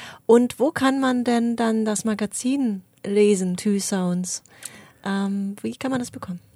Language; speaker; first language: German; native; German